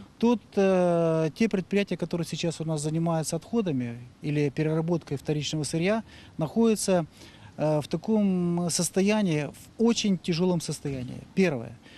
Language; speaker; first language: Russian; native; Russian